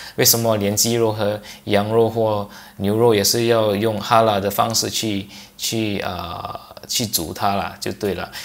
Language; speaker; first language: Chinese; non-native, local second language; English